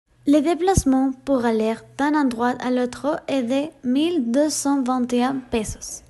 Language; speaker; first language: French; non-native, learner; Spanish